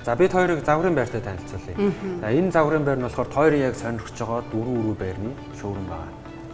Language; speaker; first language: Mongolian; native; Mongolian